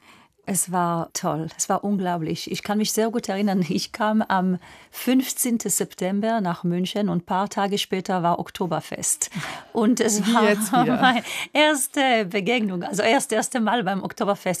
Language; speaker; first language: German; non-native, fluent; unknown